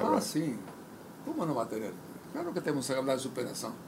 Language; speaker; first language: Spanish; native; Spanish